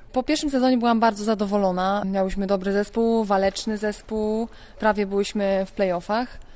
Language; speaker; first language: Polish; native; Polish